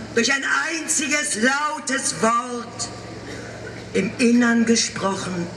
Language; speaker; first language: German; native; German